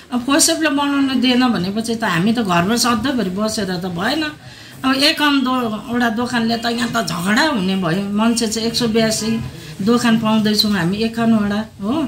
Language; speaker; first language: Nepali; native; Nepali